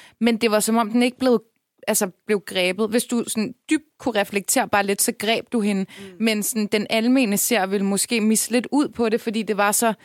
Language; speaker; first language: Danish; early bilingual, other home language; Turkish